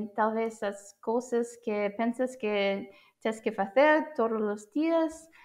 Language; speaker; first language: Galician; non-native, fluent; English